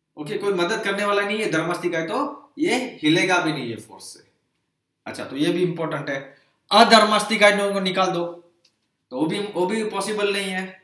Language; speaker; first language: Hindi; non-native, local second language; Gujarati